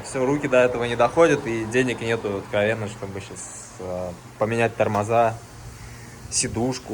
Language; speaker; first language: Russian; native; Russian